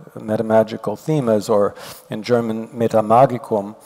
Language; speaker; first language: English; native; English